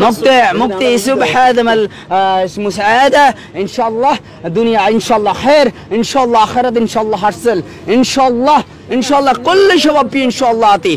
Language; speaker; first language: Arabic; non-native, learner; Bangla